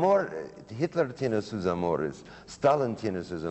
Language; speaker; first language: Spanish; non-native, learner; English